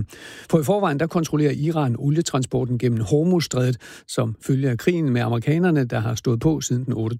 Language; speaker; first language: Danish; native; Danish